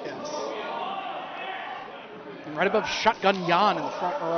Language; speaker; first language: English; native; English